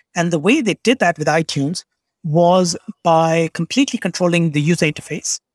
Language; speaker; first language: English; non-native, local second language; Bangla